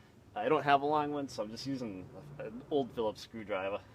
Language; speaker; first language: English; native; English